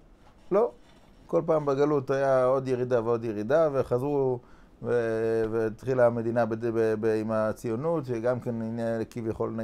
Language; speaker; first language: Hebrew; non-native, fluent; English